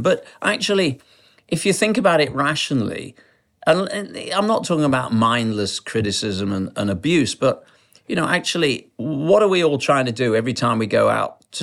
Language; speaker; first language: English; native; English